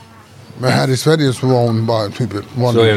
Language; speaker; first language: Swedish; early bilingual, other home language; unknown